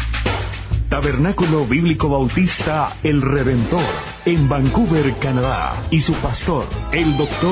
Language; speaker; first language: Spanish; native; Spanish